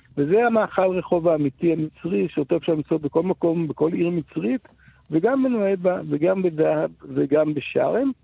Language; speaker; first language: Hebrew; native; Hebrew